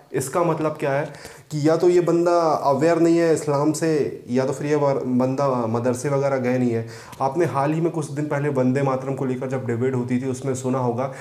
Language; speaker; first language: Hindi; native; Hindi